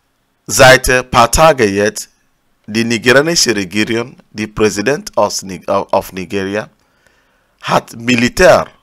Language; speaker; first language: German; non-native, learner; Igbo